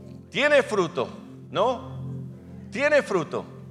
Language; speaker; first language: Spanish; non-native, fluent; English